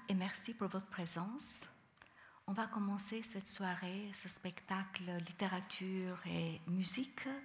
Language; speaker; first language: French; non-native, fluent; Albanian